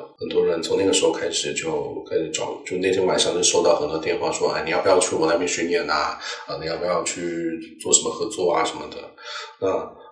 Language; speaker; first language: Chinese; non-native, local second language; Cantonese